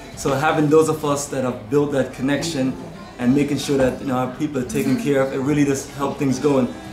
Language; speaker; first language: English; native; English